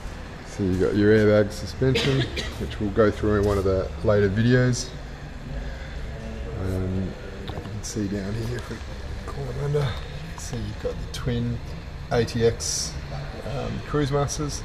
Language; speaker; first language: English; native; English